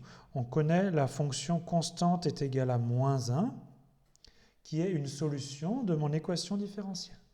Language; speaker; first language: French; native; French